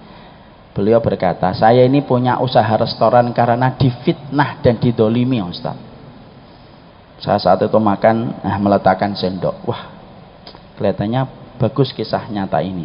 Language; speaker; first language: Indonesian; native; Indonesian